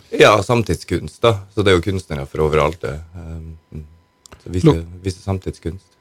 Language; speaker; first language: Norwegian; native; Norwegian